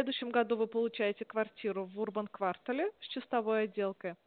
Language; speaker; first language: Russian; native; Russian